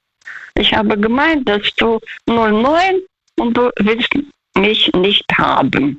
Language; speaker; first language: German; non-native, fluent; Russian